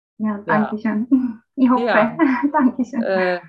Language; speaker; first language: German; non-native, learner; Turkish